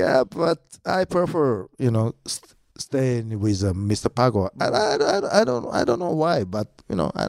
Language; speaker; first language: English; non-native, learner; Japanese